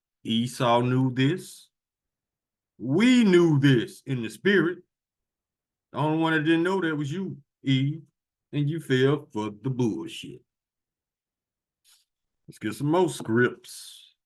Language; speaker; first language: English; native; English